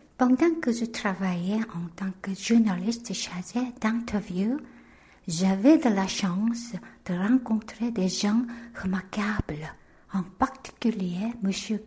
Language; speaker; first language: French; non-native, fluent; Korean